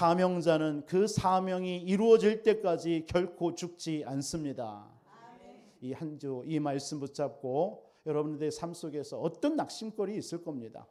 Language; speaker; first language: Korean; native; Korean